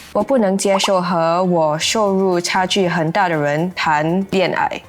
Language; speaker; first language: Chinese; non-native, local second language; English